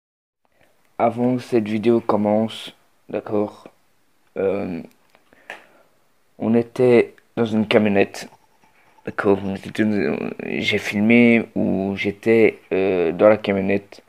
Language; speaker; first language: French; native; French